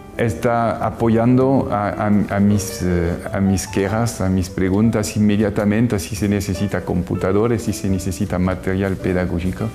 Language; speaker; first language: Spanish; non-native, fluent; French